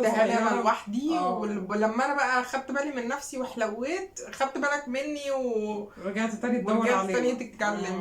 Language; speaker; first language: Arabic; native; Arabic